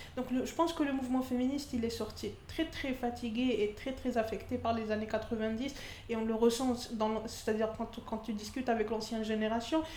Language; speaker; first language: French; non-native, local second language; Arabic